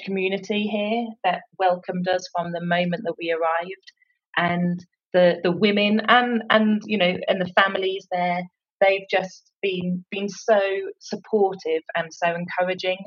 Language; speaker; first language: English; native; English